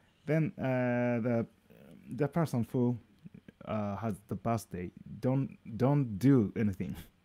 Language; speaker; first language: English; non-native, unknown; Japanese